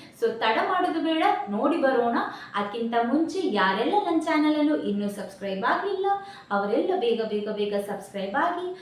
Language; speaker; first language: Kannada; non-native, local second language; Tulu